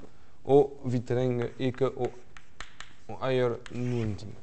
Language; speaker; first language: Norwegian; non-native, fluent; French